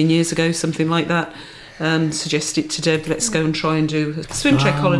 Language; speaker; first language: English; native; English